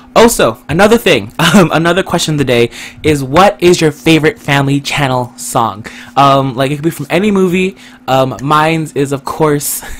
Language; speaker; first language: English; native; English